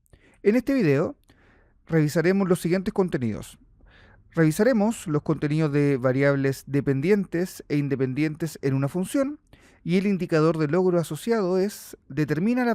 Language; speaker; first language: Spanish; native; Spanish